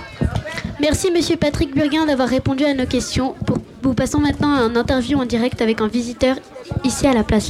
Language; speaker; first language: French; native; French